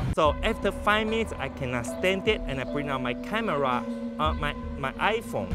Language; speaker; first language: English; non-native, learner; Chinese